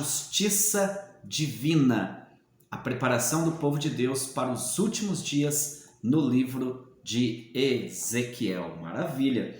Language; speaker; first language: Portuguese; native; Portuguese